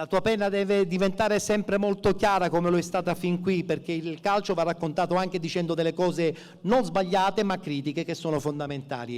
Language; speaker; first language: Italian; native; Italian